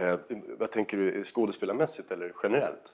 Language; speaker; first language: Swedish; native; Swedish